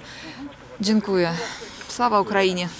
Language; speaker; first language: Polish; non-native, fluent; Ukrainian